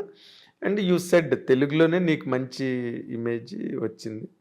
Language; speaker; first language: Telugu; native; Telugu